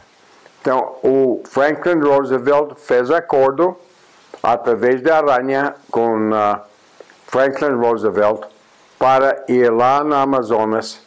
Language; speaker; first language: Portuguese; non-native, fluent; English